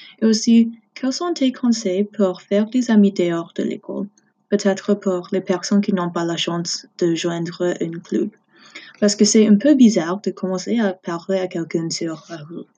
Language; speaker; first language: French; non-native, learner; English